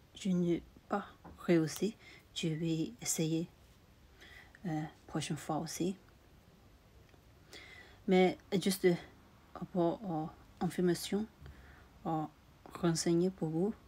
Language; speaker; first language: French; non-native, learner; Tibetan